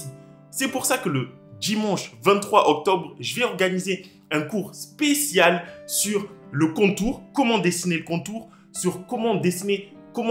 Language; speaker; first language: French; native; French